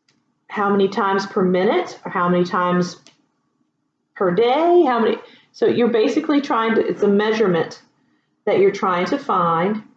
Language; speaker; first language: English; native; English